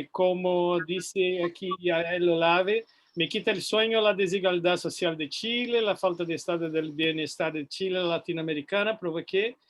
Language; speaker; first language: Spanish; non-native, fluent; Portuguese